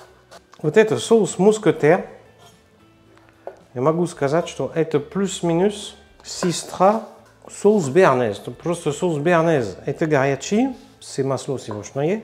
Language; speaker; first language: Russian; non-native, learner; French